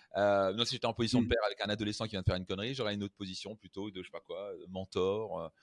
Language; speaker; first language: French; native; French